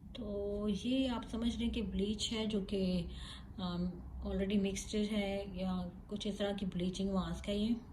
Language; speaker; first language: Urdu; native; Urdu